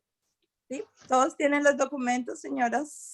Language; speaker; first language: Spanish; non-native, fluent; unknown